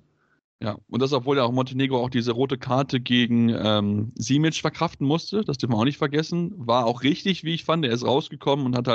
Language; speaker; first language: German; native; German